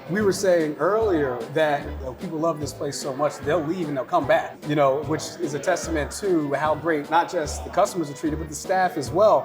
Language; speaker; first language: English; native; English